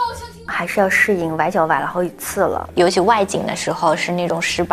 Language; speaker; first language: Chinese; native; Chinese